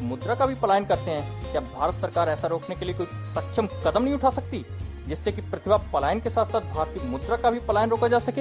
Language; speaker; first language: Hindi; native; Hindi